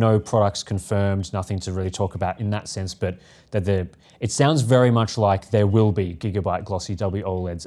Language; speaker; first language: English; native; English